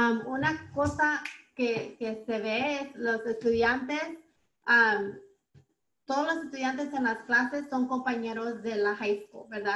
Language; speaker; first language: Spanish; early bilingual, heritage; Spanish